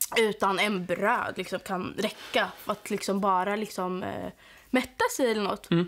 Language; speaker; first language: Swedish; non-native, fluent; Arabic